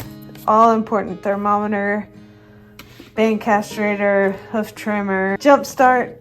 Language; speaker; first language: English; native; English